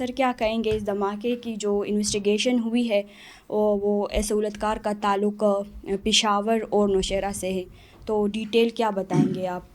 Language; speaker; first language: Urdu; non-native, local second language; Pashto